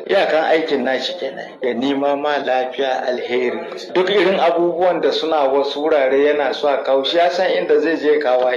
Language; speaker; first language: Hausa; non-native, local second language; Kanuri